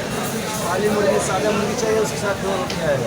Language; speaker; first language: Hindi; non-native, learner; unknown